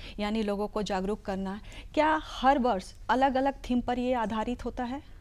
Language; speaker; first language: Hindi; native; Hindi